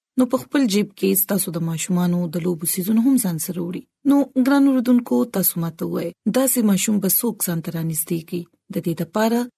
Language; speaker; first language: Pashto; non-native, local second language; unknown